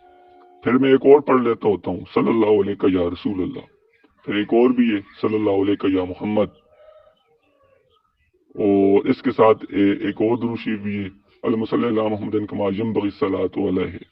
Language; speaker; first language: Urdu; native; Urdu